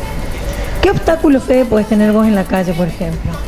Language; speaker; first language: Spanish; native; Spanish